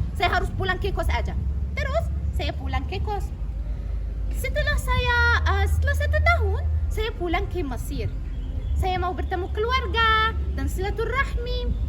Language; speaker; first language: Indonesian; non-native, learner; Arabic